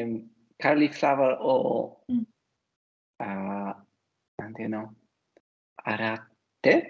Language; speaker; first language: Japanese; non-native, learner; Italian